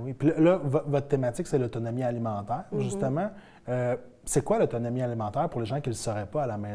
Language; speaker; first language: French; native; French